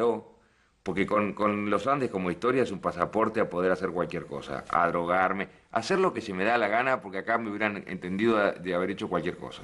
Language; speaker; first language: Spanish; native; Spanish